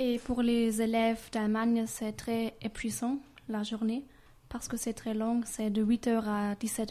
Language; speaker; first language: French; non-native, learner; German